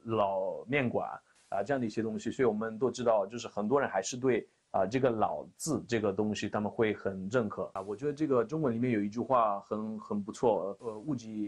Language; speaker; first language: Chinese; non-native, fluent; Italian